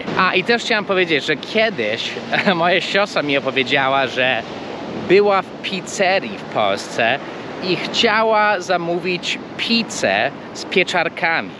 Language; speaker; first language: Polish; early bilingual, heritage; Polish